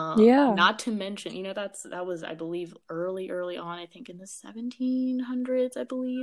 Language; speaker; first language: English; early bilingual, other home language; Amharic